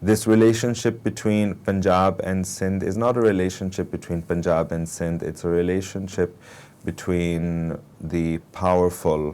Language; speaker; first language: English; non-native, local second language; Urdu